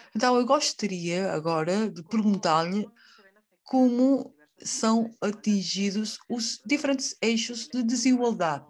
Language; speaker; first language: Portuguese; non-native, fluent; Spanish